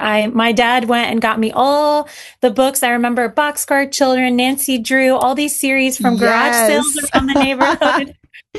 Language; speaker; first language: English; early bilingual, other home language; Arabic